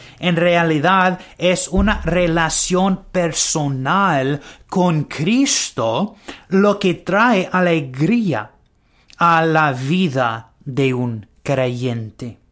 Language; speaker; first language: Spanish; non-native, learner; English